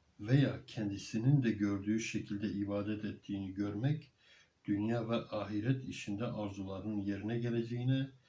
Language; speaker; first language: Turkish; native; Turkish